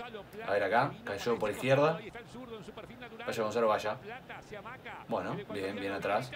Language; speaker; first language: Spanish; native; Spanish